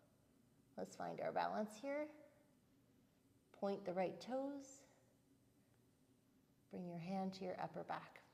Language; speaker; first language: English; native; English